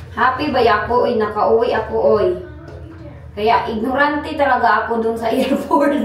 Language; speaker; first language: Filipino; non-native, local second language; Cebuano